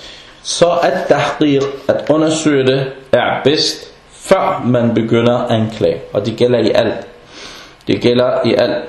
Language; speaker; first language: Danish; non-native, fluent; Arabic